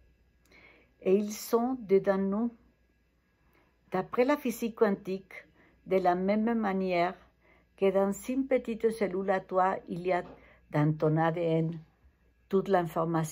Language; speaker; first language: French; non-native, fluent; Spanish